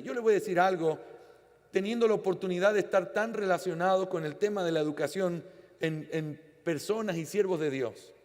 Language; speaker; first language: Spanish; native; Spanish